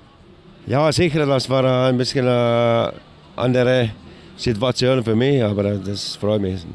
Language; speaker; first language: German; non-native, learner; Finnish